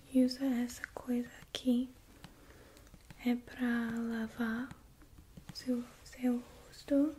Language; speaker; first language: Portuguese; non-native, learner; English